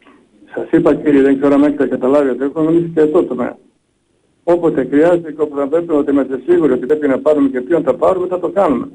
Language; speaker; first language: Greek; non-native, fluent; Bosnian